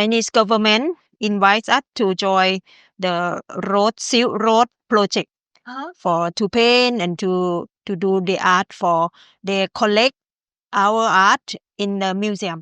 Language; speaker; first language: English; non-native, learner; Thai